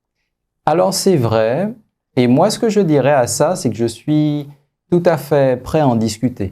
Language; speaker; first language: French; native; French